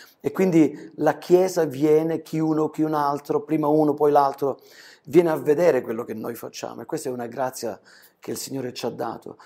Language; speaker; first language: Italian; native; Italian